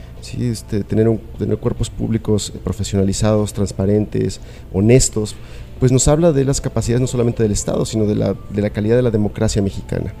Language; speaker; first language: Spanish; native; Spanish